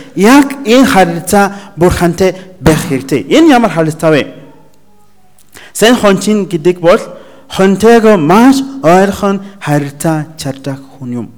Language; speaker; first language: Mongolian; non-native, learner; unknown